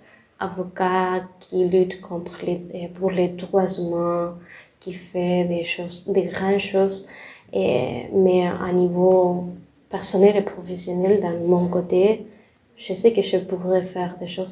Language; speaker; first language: French; non-native, learner; Spanish